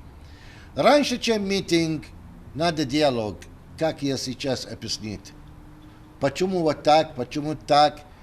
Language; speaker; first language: Russian; non-native, learner; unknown